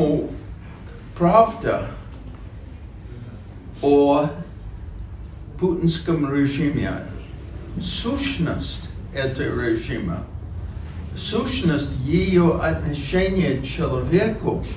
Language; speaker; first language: Russian; non-native, fluent; English